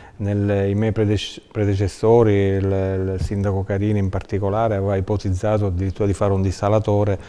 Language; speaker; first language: Italian; native; Italian